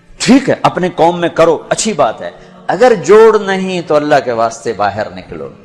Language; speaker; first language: Urdu; non-native, local second language; Punjabi